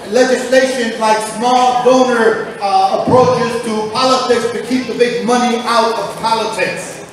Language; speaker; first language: English; early bilingual, other home language; Spanish